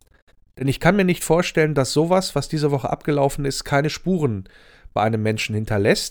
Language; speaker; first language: German; native; German